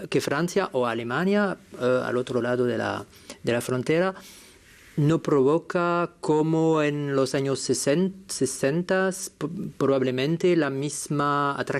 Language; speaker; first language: Spanish; non-native, fluent; French